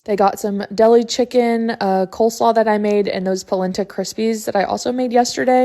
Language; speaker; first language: English; native; English